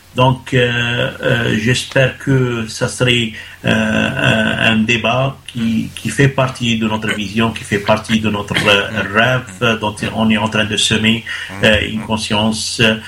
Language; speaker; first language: French; non-native, local second language; Arabic